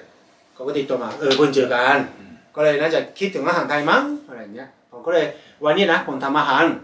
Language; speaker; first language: Thai; non-native, fluent; Japanese